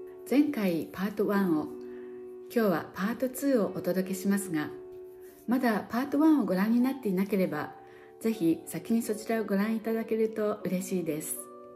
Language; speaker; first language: Japanese; native; Japanese